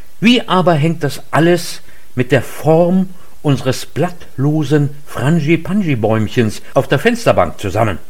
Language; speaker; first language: German; native; German